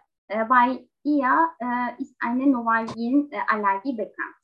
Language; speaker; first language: German; non-native, learner; Turkish